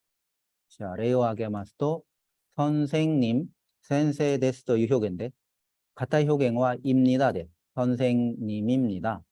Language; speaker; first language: Japanese; non-native, fluent; Korean